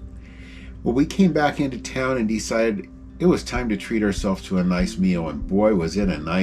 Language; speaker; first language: English; native; English